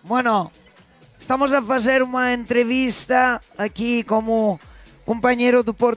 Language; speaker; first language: Portuguese; non-native, learner; French